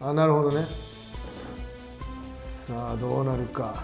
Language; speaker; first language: Japanese; native; Japanese